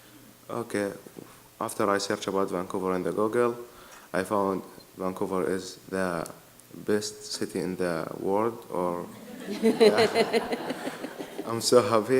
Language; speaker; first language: English; non-native, learner; Arabic